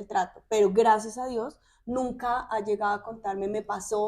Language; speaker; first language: Spanish; native; Spanish